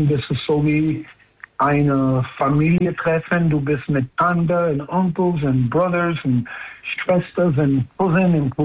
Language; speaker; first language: German; non-native, fluent; English